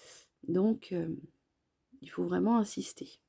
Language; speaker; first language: French; native; French